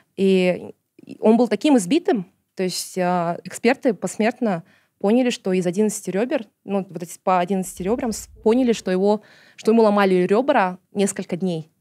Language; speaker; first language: Russian; non-native, local second language; Kazakh